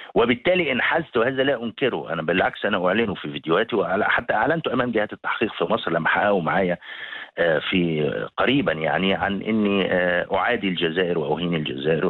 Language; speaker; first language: Arabic; native; Arabic